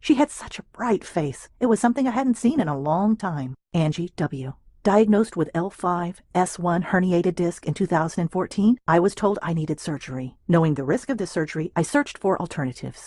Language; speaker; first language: English; native; English